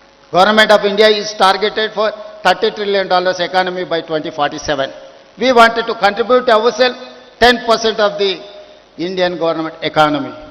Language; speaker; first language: English; non-native, local second language; Telugu